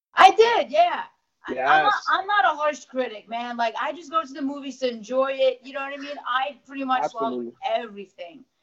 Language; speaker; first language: English; early bilingual, other home language; Russian